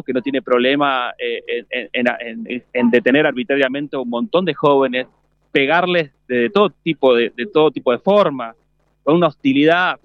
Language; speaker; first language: Spanish; native; Spanish